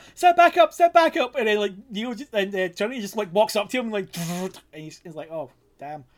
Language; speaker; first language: English; native; English